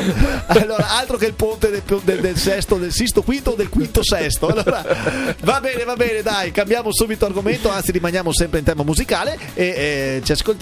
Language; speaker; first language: Italian; native; Italian